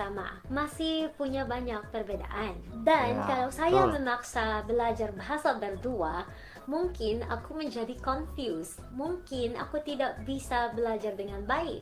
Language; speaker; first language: Indonesian; non-native, learner; Filipino